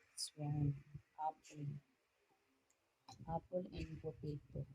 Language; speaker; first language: English; non-native, learner; Filipino